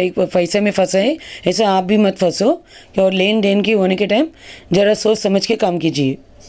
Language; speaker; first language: Hindi; non-native, local second language; Tamil